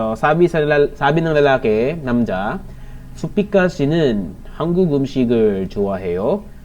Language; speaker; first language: Korean; non-native, learner; Filipino